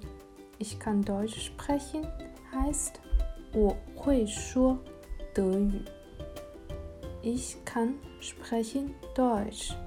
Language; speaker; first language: German; non-native, fluent; Chinese